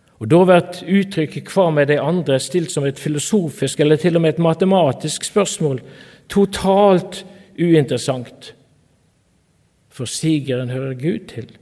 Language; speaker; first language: Norwegian; native; Norwegian